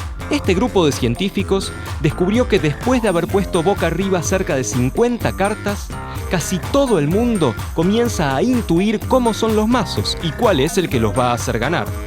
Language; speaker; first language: Spanish; native; Spanish